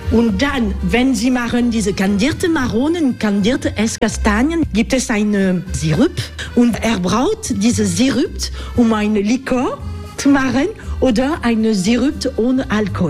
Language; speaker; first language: German; non-native, learner; French